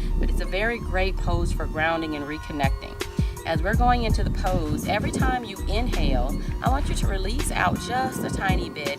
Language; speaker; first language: English; native; English